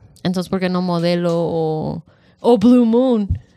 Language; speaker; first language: Spanish; early bilingual, heritage; Spanish